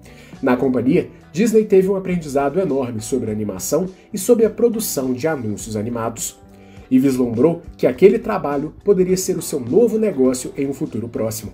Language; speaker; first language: Portuguese; native; Portuguese